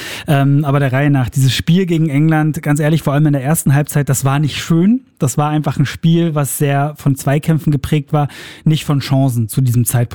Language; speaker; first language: German; native; German